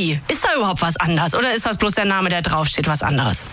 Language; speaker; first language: German; native; German